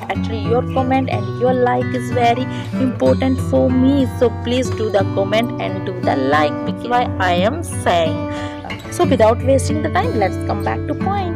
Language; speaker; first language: English; non-native, learner; Hindi